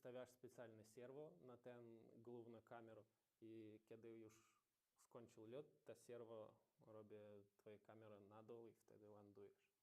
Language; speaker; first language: Polish; non-native, learner; Ukrainian